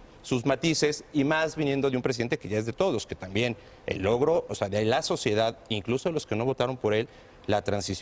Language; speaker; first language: Spanish; native; Spanish